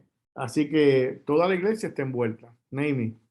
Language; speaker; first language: Spanish; native; Spanish